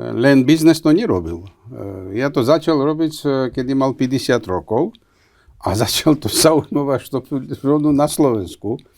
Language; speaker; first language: Slovak; non-native, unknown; Georgian